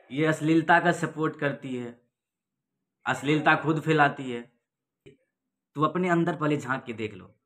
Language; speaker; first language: Hindi; native; Hindi